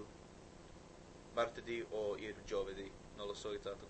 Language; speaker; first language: Italian; non-native, learner; English